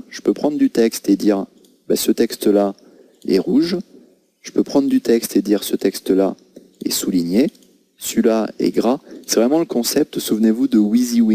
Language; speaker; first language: French; native; French